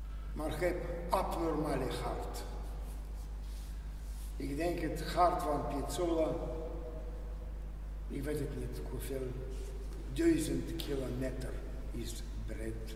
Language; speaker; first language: Dutch; non-native, learner; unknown